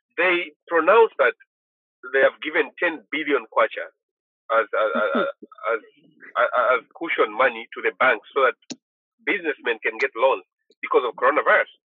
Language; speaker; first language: English; non-native, local second language; Bemba